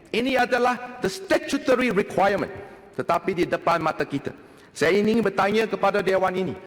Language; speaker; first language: Malay; non-native, local second language; Chinese